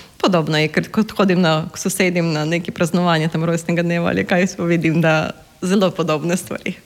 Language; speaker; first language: Slovenian; non-native, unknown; Ukrainian